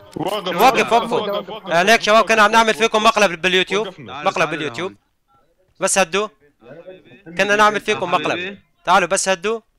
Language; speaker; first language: Arabic; native; Arabic